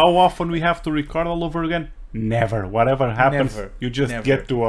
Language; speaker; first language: English; non-native, fluent; Portuguese